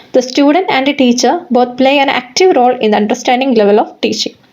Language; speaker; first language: English; non-native, local second language; Malayalam